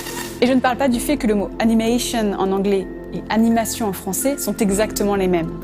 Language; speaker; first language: French; native; French